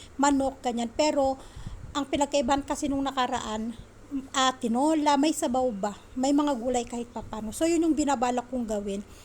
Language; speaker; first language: Filipino; native; Filipino